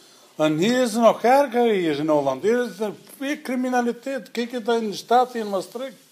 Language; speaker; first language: Dutch; non-native, learner; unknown